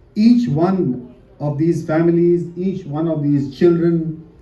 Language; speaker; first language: English; non-native, local second language; Hindi